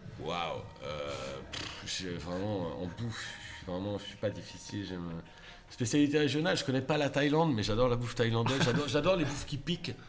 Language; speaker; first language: French; native; French